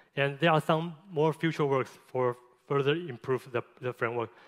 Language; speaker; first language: English; non-native, fluent; Chinese